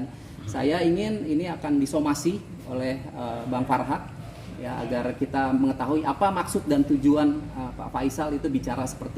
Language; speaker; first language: Indonesian; native; Indonesian